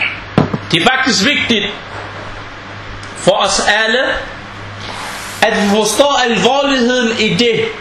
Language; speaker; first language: Danish; non-native, fluent; Arabic